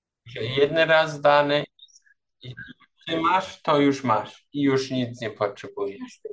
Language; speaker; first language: Polish; non-native, learner; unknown